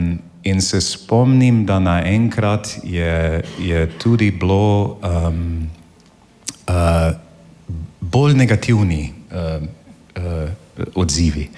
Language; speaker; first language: Slovenian; non-native, learner; English